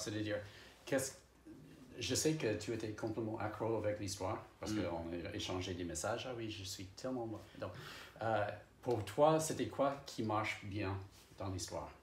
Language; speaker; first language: French; non-native, fluent; English